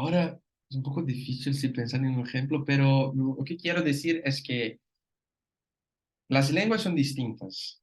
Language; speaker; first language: Spanish; non-native, fluent; Portuguese